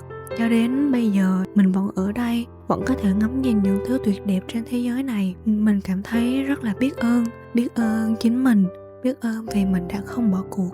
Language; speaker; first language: Vietnamese; native; Vietnamese